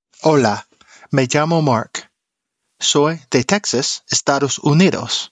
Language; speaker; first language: Spanish; non-native, learner; English